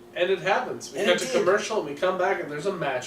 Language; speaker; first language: English; native; English